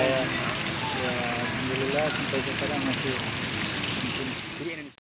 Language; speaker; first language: Indonesian; non-native, fluent; Spanish